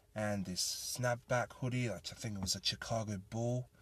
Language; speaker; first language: English; native; English